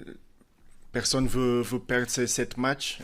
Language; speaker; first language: French; non-native, fluent; Portuguese